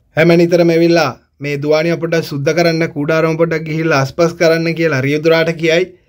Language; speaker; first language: Sinhala; non-native, local second language; Tamil